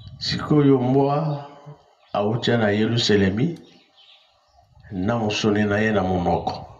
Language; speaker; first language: Lingala; non-native, local second language; Kongo